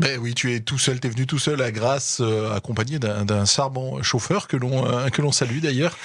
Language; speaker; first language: French; native; French